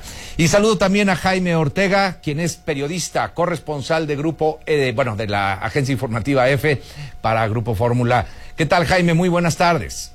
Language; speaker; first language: Spanish; native; Spanish